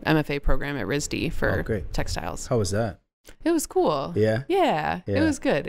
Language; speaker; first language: English; native; English